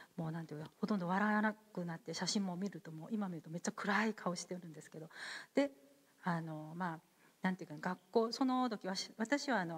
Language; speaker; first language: Japanese; non-native, fluent; Korean